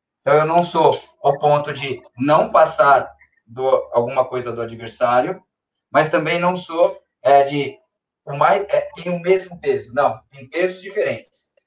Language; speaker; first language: Portuguese; native; Portuguese